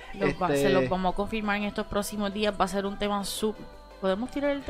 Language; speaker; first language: Spanish; native; Spanish